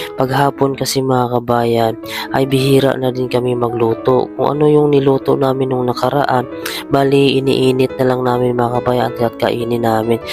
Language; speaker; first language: Filipino; native; Filipino